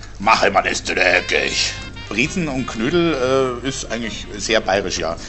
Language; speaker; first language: German; native; German